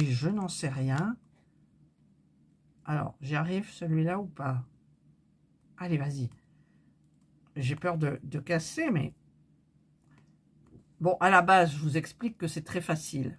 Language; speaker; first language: French; native; French